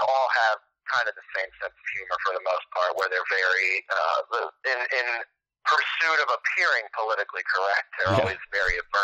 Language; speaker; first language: English; native; English